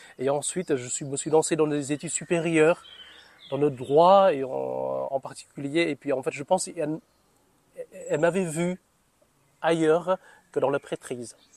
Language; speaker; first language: French; non-native, fluent; Vietnamese